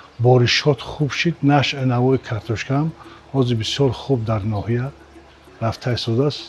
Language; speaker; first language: Tajik; native; Tajik